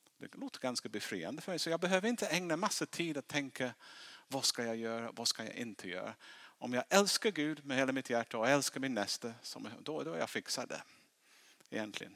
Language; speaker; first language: Swedish; non-native, fluent; English